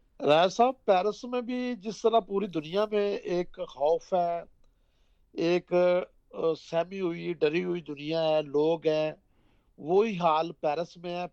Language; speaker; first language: Urdu; non-native, local second language; Punjabi